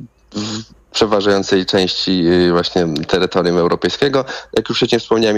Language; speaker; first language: Polish; native; Polish